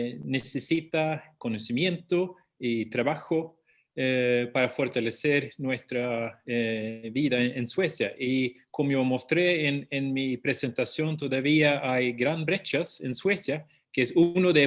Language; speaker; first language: Spanish; non-native, fluent; Swedish